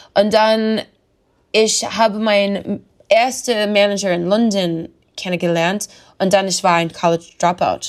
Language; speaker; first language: German; non-native, learner; English